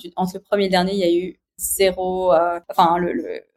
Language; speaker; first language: French; native; French